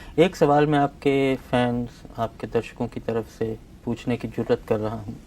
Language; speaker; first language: Hindi; native; Hindi